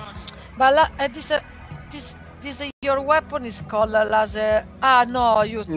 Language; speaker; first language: English; non-native, learner; Italian